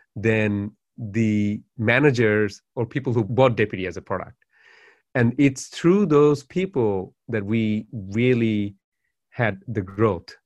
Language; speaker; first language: English; non-native, local second language; Bangla